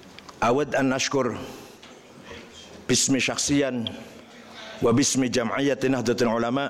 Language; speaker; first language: Arabic; non-native, fluent; Indonesian